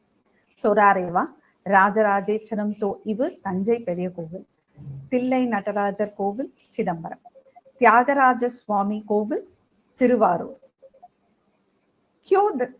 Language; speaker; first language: Japanese; non-native, fluent; Tamil